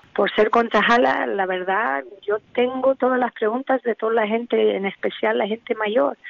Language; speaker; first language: Spanish; non-native, learner; English